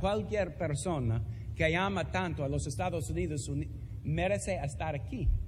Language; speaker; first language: Spanish; non-native, fluent; English